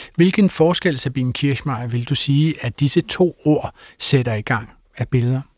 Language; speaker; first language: Danish; native; Danish